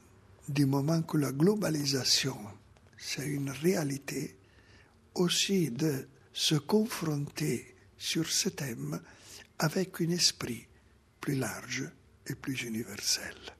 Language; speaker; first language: French; non-native, fluent; Italian